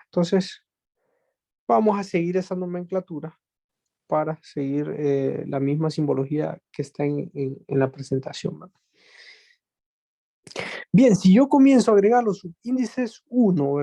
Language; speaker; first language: Spanish; native; Spanish